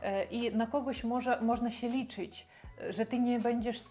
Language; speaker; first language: Polish; non-native, learner; Russian